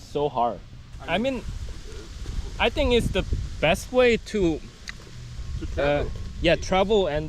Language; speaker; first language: English; non-native, learner; Korean